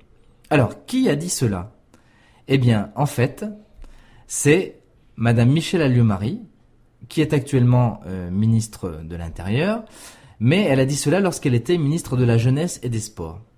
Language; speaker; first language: French; native; French